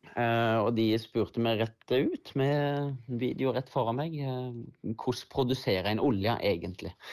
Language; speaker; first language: Norwegian; native; Norwegian